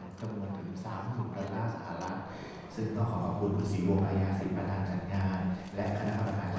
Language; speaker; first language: Thai; native; Thai